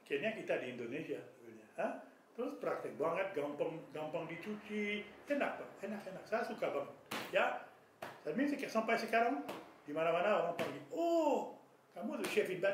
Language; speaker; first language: Indonesian; non-native, fluent; French